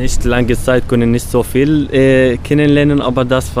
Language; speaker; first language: German; non-native, learner; Arabic